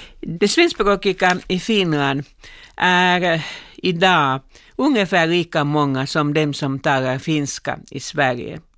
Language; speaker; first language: Swedish; non-native, local second language; Finnish